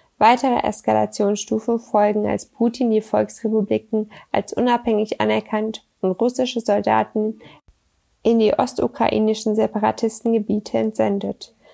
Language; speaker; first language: German; native; German